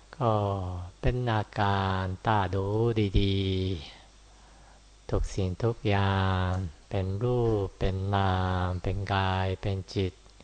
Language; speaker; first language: Thai; non-native, fluent; Japanese